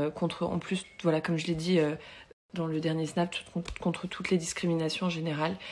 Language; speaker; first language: French; native; French